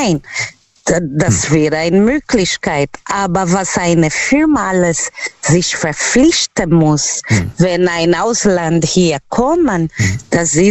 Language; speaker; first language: German; non-native, fluent; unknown